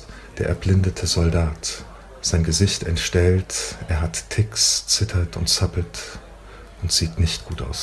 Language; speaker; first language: German; native; German